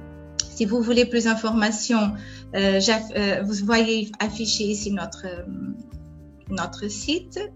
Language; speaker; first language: French; non-native, fluent; Portuguese